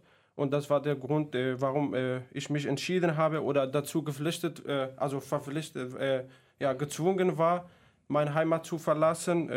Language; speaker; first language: German; non-native, fluent; Kurdish